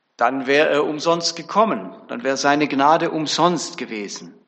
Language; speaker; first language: German; native; German